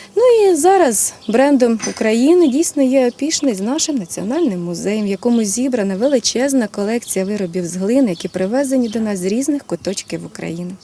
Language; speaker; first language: Ukrainian; native; Ukrainian